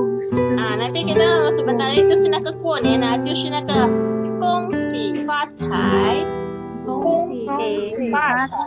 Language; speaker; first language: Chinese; non-native, fluent; Indonesian